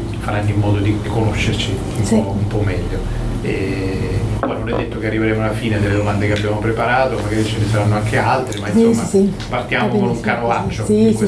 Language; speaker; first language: Italian; native; Italian